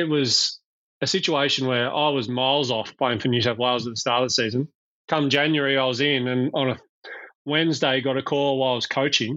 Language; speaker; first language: English; native; English